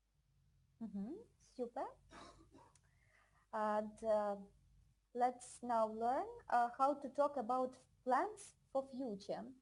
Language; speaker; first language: English; non-native, fluent; Russian